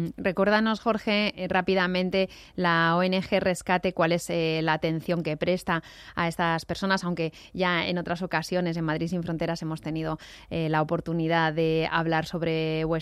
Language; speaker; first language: Spanish; native; Spanish